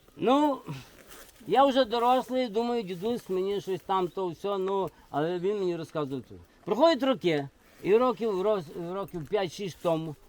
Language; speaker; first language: Ukrainian; native; Ukrainian